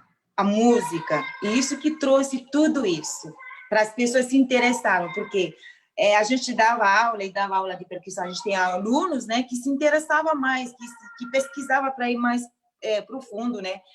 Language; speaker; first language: Portuguese; non-native, local second language; Mandingo